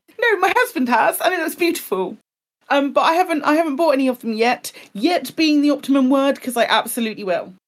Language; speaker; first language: English; native; English